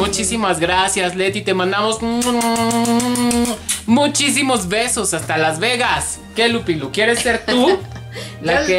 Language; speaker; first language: Spanish; native; Spanish